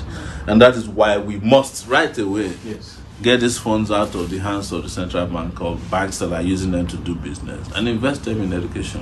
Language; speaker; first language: English; non-native, local second language; Yoruba